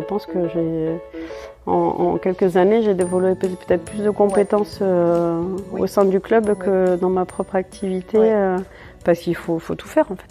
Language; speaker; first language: French; native; French